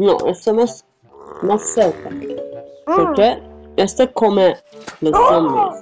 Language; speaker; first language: Spanish; non-native, learner; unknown